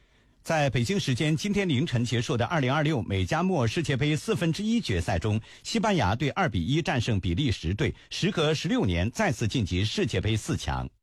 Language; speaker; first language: Chinese; native; Chinese